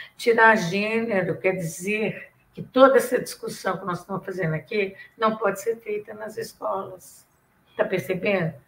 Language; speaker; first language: Portuguese; native; Portuguese